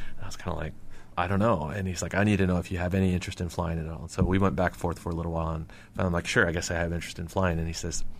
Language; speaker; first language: English; native; English